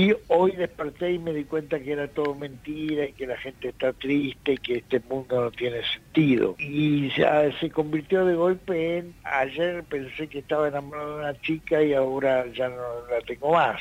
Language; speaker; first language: Spanish; native; Spanish